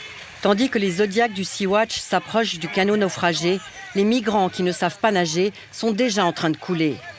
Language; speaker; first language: French; native; French